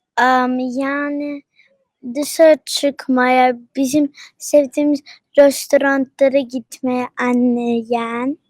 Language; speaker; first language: Turkish; early bilingual, heritage; Turkish